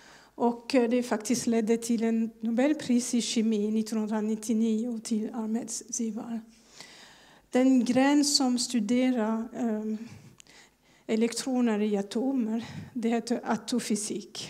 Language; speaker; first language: Swedish; non-native, fluent; French